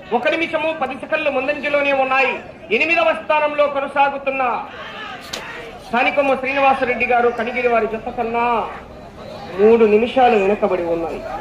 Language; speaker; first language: Telugu; native; Telugu